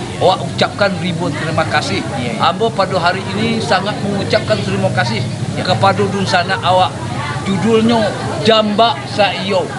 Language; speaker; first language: Indonesian; non-native, local second language; Minangkabau